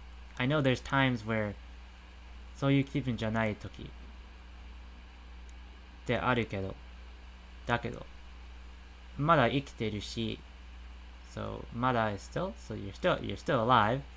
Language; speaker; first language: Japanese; non-native, fluent; English